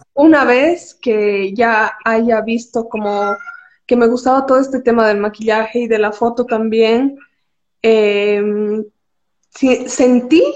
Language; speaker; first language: Spanish; native; Spanish